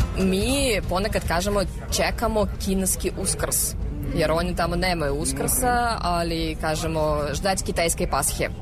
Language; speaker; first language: Serbian; non-native, fluent; Russian